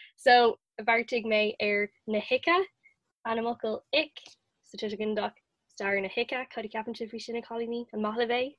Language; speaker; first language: Irish; non-native, local second language; English